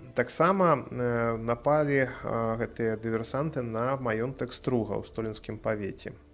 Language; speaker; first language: Belarusian; native; Belarusian